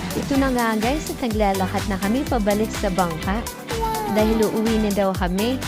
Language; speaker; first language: Filipino; non-native, local second language; Waray